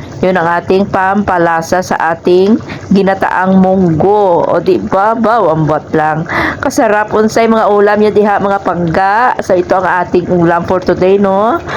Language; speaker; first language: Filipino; non-native, local second language; Hiligaynon